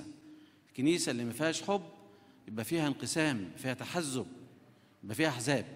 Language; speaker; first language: Arabic; native; Arabic